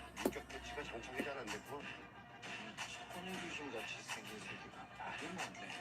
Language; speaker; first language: Korean; native; Korean